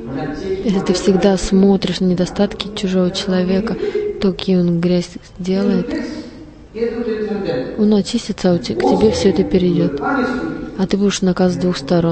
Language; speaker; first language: Russian; non-native, learner; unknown